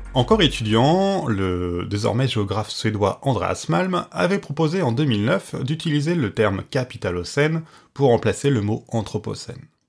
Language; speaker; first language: French; native; French